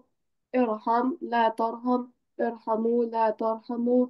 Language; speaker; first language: Arabic; non-native, learner; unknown